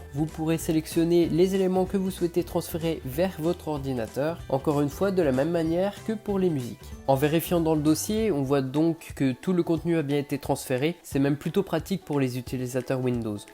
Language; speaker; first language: French; native; French